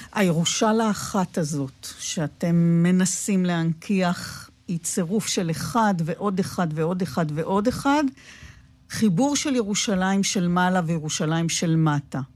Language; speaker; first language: Hebrew; native; Hebrew